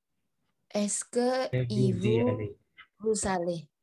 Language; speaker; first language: French; non-native, learner; Indonesian